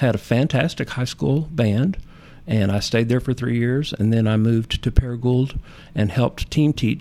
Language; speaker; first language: English; native; English